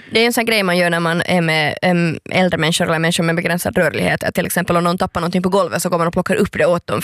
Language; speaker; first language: Swedish; native; Swedish